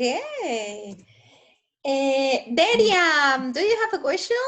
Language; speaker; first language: English; non-native, fluent; Spanish